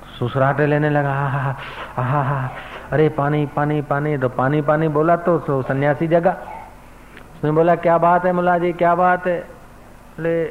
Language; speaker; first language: Hindi; non-native, local second language; Sindhi